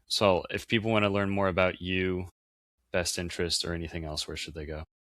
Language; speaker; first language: English; native; English